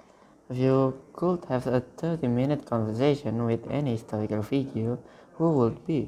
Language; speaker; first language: English; non-native, learner; Indonesian